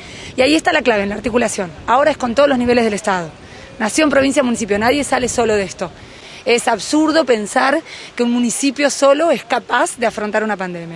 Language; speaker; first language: Spanish; native; Spanish